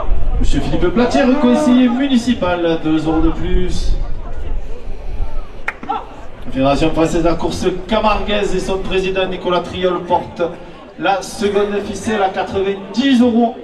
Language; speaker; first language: French; native; French